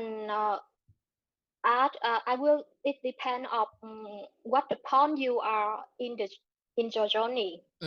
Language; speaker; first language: English; non-native, learner; Vietnamese